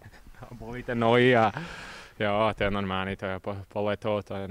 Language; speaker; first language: Czech; non-native, learner; Latvian